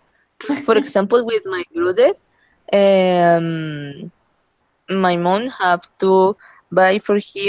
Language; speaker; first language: English; non-native, learner; Spanish